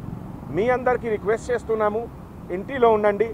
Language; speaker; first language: Telugu; non-native, local second language; Hindi